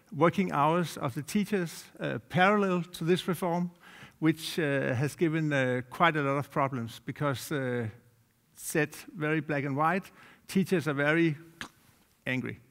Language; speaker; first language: English; non-native, fluent; Danish